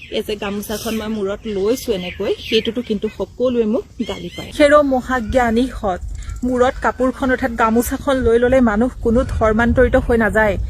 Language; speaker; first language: Assamese; non-native, local second language; Bodo